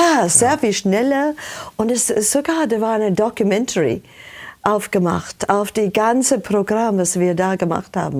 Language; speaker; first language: German; non-native, fluent; English